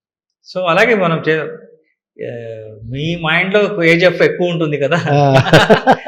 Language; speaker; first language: Telugu; non-native, local second language; Kannada